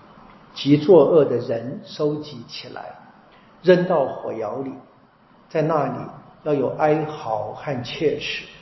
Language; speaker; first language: Chinese; native; Chinese